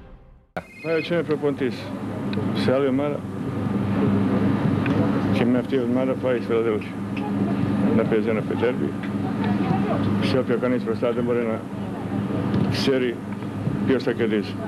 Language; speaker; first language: Greek; non-native, learner; Serbian